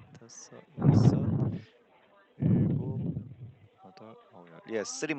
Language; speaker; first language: English; non-native, learner; Korean